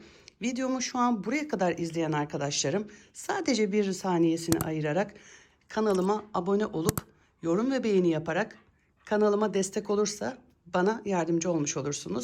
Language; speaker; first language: Turkish; native; Turkish